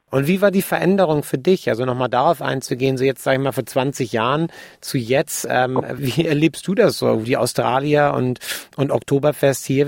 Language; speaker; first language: German; native; German